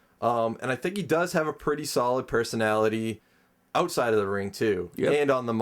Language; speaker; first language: English; native; English